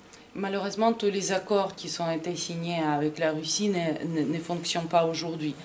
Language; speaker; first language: French; non-native, fluent; Ukrainian